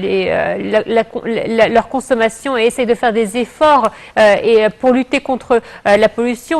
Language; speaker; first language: French; non-native, fluent; Arabic